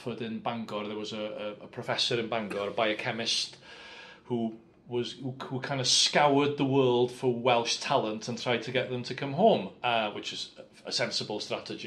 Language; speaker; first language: English; native; English